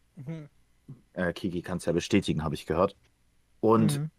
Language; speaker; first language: German; early bilingual, other home language; Ukrainian